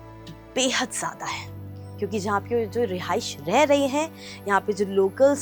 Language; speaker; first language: Hindi; native; Hindi